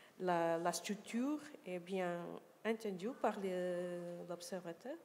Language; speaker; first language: French; non-native, learner; Portuguese